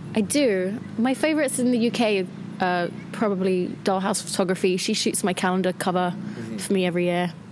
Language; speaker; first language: English; native; English